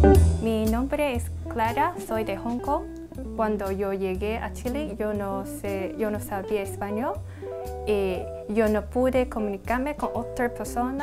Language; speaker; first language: Spanish; non-native, learner; Cantonese